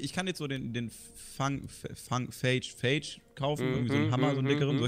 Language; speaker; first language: German; native; German